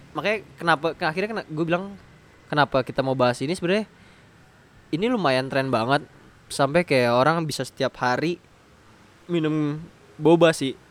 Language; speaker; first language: Indonesian; native; Indonesian